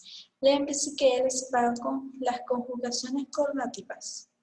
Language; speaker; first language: Portuguese; non-native, fluent; Spanish